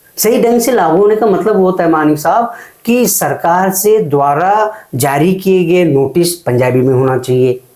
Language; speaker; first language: Hindi; non-native, local second language; Kannada